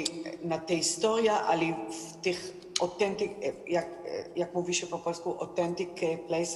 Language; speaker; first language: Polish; non-native, learner; Hebrew